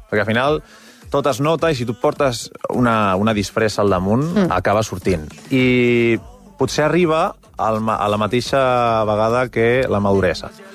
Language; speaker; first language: Catalan; non-native, local second language; Spanish